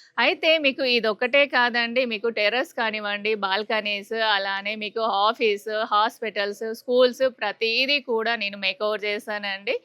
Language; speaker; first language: Telugu; non-native, local second language; Urdu